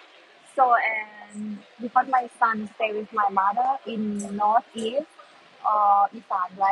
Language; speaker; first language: English; non-native, learner; Thai